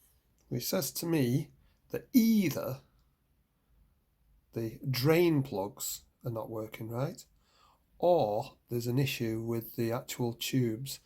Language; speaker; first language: English; native; English